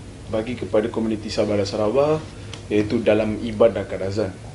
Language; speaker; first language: Malay; non-native, local second language; Tamil